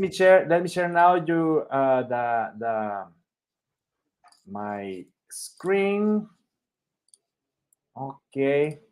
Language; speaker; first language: English; non-native, fluent; Spanish